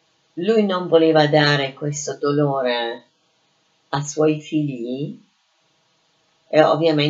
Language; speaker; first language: Italian; non-native, fluent; English